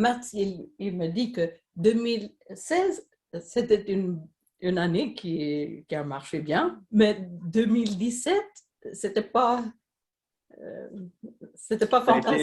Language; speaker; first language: French; non-native, fluent; Swedish